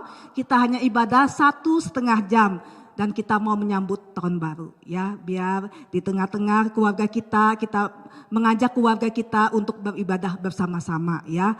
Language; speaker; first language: Malay; native; Malay